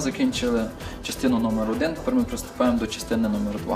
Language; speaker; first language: Ukrainian; native; Ukrainian